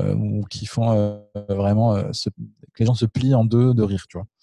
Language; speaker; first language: French; native; French